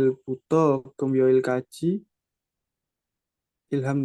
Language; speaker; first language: Korean; non-native, learner; Indonesian